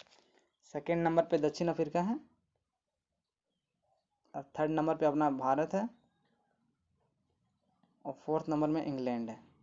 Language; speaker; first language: Hindi; native; Hindi